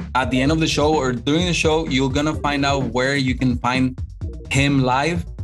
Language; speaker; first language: English; non-native, fluent; Spanish